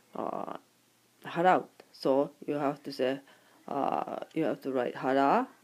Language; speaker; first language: English; non-native, fluent; Japanese